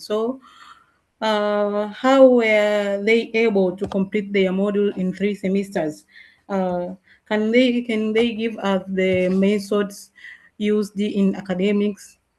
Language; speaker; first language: English; non-native, local second language; Swahili